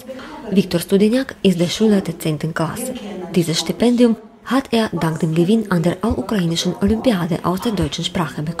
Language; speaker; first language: German; non-native, fluent; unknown